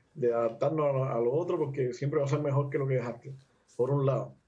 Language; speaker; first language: Spanish; native; Spanish